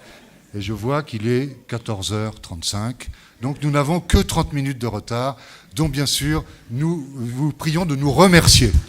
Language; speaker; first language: French; native; French